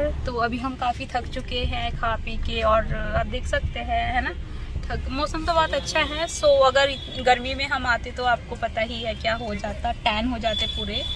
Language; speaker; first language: Hindi; native; Hindi